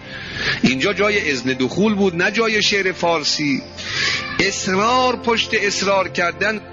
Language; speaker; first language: Persian; native; Persian